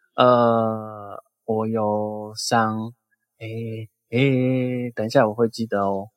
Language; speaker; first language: Chinese; non-native, fluent; Portuguese